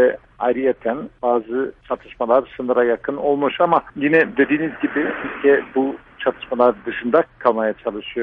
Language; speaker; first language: Turkish; non-native, fluent; English